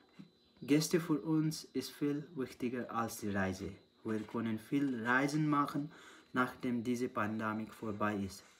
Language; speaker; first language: German; non-native, learner; Nepali